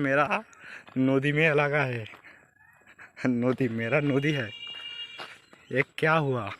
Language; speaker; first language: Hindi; non-native, local second language; Bangla